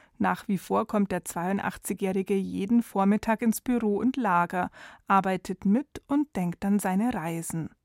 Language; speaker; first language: German; native; German